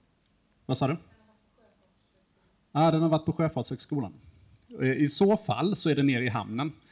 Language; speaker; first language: Swedish; native; Swedish